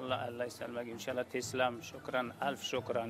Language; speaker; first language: Arabic; non-native, learner; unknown